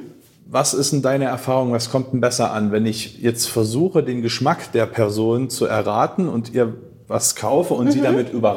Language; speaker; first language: German; native; German